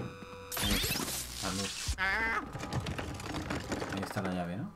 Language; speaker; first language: Spanish; native; Spanish